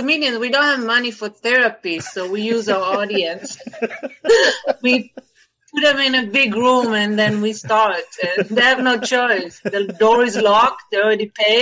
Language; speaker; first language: English; non-native, fluent; Hebrew